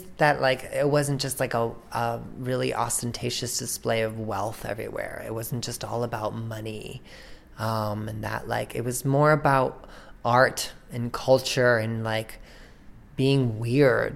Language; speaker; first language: English; native; English